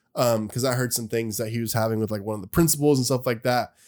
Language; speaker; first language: English; native; English